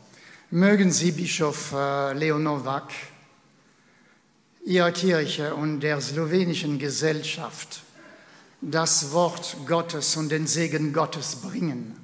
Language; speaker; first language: German; non-native, fluent; French